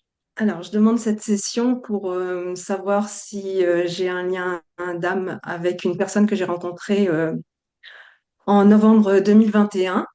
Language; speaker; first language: French; native; French